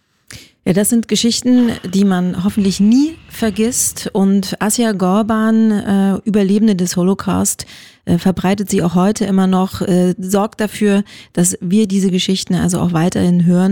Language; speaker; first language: German; native; German